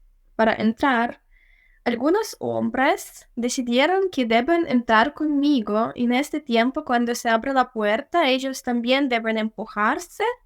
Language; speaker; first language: Spanish; non-native, fluent; Ukrainian